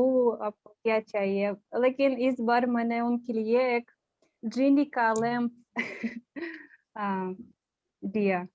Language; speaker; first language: Hindi; non-native, learner; Russian